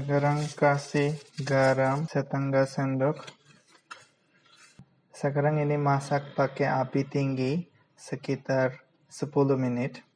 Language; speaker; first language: Indonesian; non-native, fluent; Bangla